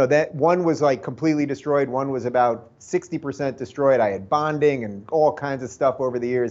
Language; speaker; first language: English; native; English